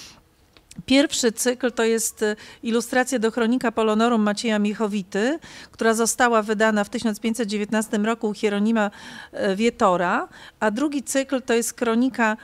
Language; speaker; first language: Polish; native; Polish